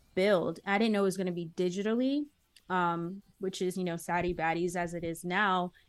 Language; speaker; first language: English; early bilingual, other home language; Akan